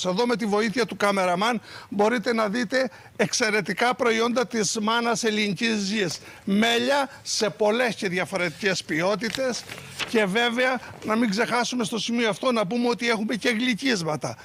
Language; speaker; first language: Greek; native; Greek